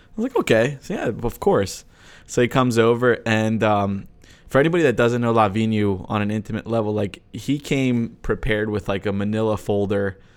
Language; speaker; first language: English; native; English